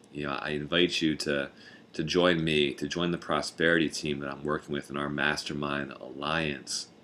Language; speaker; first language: English; native; English